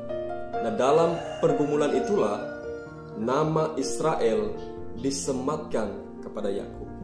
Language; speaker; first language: Indonesian; native; Indonesian